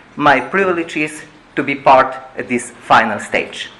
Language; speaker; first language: English; non-native, fluent; Slovenian